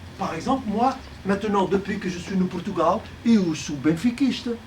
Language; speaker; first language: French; early bilingual, other home language; Arabic